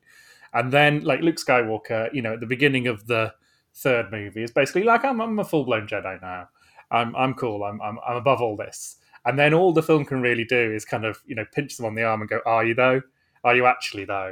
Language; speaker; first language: English; native; English